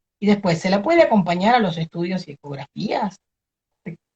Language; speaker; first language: Spanish; native; Spanish